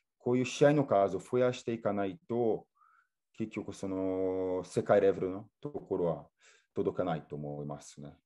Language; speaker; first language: Japanese; non-native, fluent; Portuguese